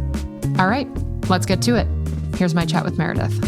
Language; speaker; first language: English; native; English